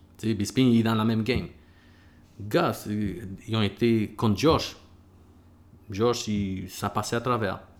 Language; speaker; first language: French; early bilingual, other home language; Spanish